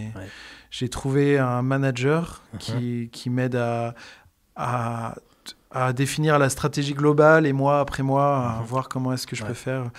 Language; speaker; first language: French; native; French